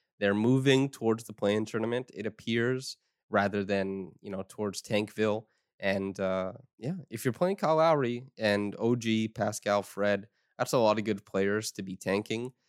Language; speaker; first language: English; native; English